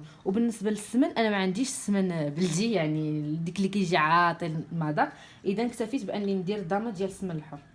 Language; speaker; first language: Arabic; native; Arabic